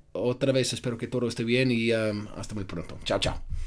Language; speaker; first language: Spanish; non-native, fluent; English